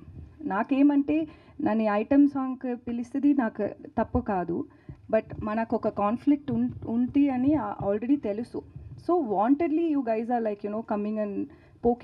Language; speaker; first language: Telugu; non-native, learner; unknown